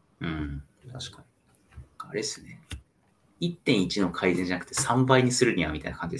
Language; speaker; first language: Japanese; native; Japanese